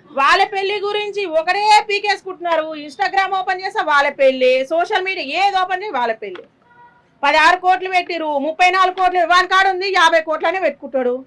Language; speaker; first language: Telugu; native; Telugu